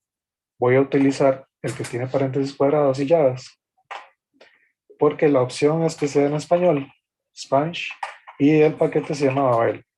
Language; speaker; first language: Spanish; native; Spanish